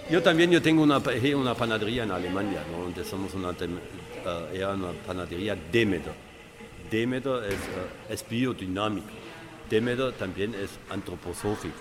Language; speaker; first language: Spanish; non-native, fluent; German